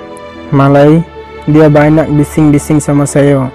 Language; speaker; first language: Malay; non-native, learner; Bangla